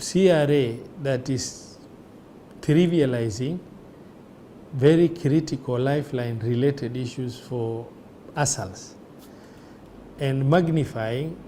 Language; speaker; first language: English; non-native, local second language; Somali